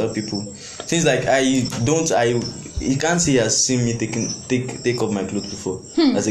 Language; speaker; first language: English; non-native, local second language; Yoruba